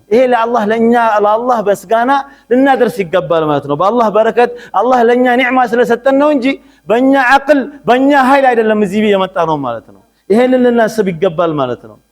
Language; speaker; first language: Amharic; non-native, local second language; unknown